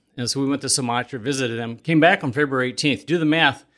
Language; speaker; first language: English; native; English